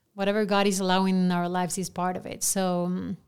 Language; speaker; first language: English; non-native, fluent; Spanish